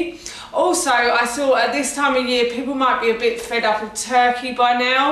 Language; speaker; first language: English; native; English